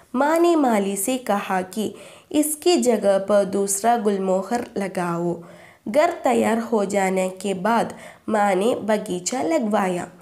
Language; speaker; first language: Hindi; non-native, local second language; Malayalam